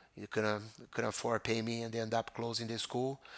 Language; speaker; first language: English; non-native, fluent; Portuguese